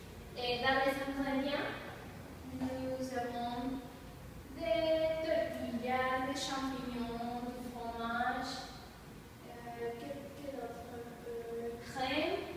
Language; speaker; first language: French; non-native, learner; Spanish